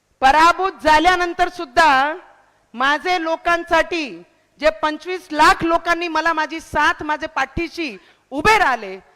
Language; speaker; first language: Marathi; non-native, local second language; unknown